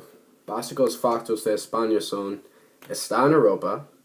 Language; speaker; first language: Spanish; non-native, learner; English